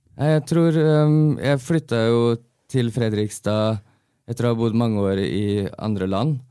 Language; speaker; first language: Norwegian; early bilingual, heritage; Norwegian